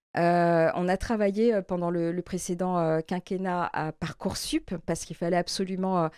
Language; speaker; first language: French; native; French